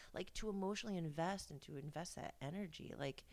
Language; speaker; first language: English; native; English